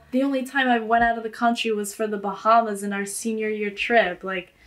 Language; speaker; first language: English; native; English